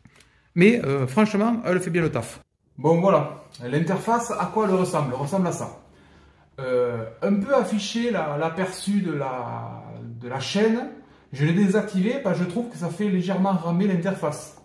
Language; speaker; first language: French; native; French